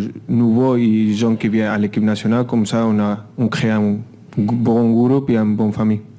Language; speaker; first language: French; non-native, fluent; Spanish